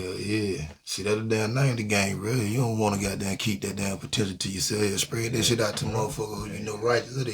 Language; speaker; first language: English; native; English